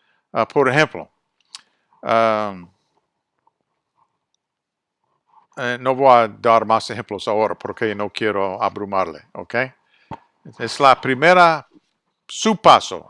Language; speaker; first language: Spanish; non-native, fluent; English